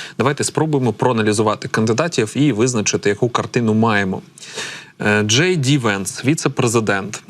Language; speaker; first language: Ukrainian; native; Ukrainian